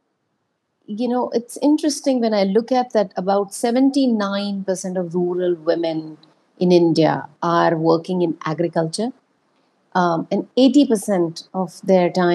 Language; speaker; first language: English; non-native, local second language; Hindi